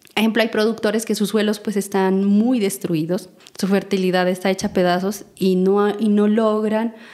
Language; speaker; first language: Spanish; native; Spanish